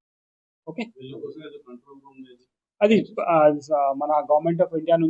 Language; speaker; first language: Telugu; non-native, local second language; Urdu